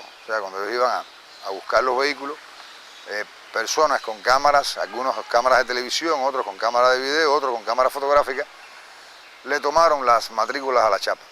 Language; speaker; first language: Spanish; native; Spanish